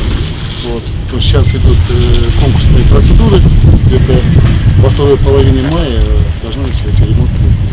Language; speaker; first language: Russian; non-native, local second language; Kazakh